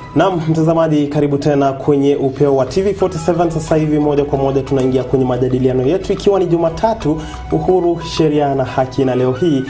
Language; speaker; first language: Swahili; native; Swahili